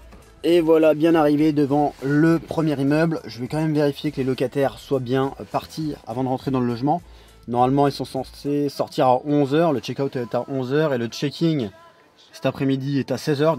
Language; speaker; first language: French; native; French